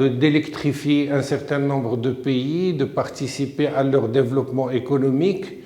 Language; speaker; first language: French; non-native, local second language; Arabic